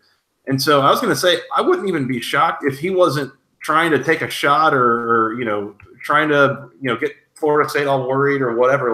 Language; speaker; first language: English; native; English